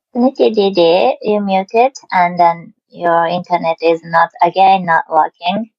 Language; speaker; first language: English; non-native, learner; Japanese